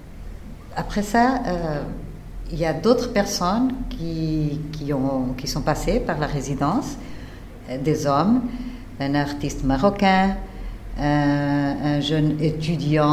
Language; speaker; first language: French; non-native, fluent; Portuguese